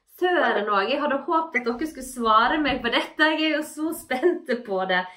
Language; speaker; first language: Norwegian; native; Norwegian